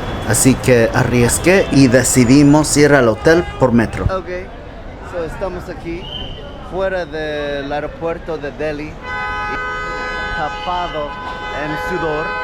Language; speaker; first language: Spanish; non-native, fluent; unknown